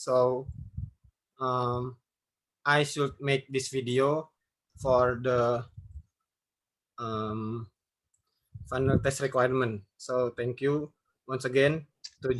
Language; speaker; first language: English; non-native, learner; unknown